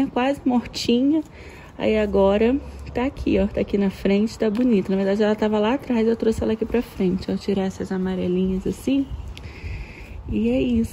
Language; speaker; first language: Portuguese; native; Portuguese